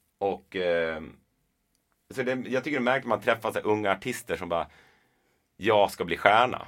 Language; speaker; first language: Swedish; native; Swedish